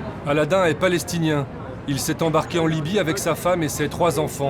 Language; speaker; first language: French; native; French